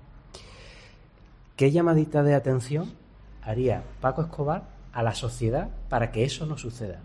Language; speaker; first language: Spanish; native; Spanish